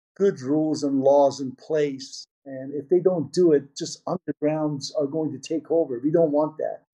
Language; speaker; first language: English; early bilingual, other home language; Persian